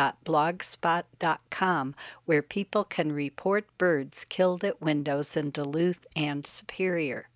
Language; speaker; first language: English; native; English